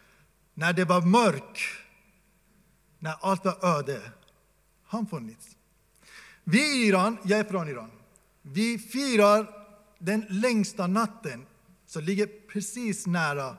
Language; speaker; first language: Swedish; non-native, fluent; Persian